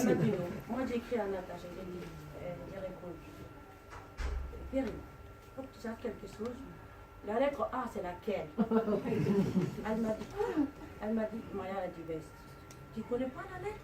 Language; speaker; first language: French; non-native, learner; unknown